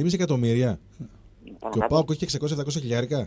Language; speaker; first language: Greek; native; Greek